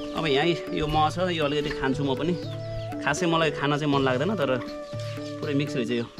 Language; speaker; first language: Nepali; non-native, local second language; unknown